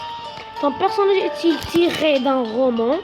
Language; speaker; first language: French; non-native, local second language; Arabic